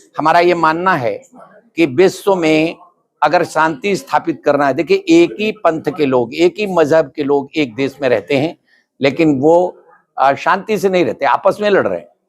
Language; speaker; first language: Hindi; native; Hindi